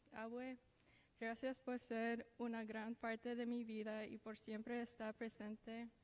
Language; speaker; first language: Spanish; early bilingual, other home language; English